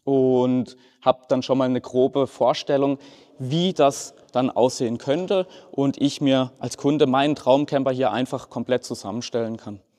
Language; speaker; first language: German; native; German